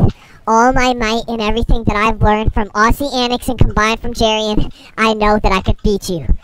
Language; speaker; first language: English; native; English